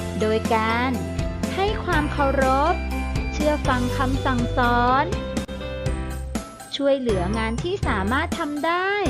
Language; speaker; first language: Thai; native; Thai